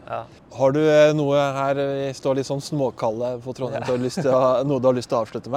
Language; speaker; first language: Norwegian; native; Norwegian